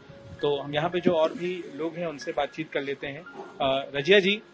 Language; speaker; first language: Hindi; native; Hindi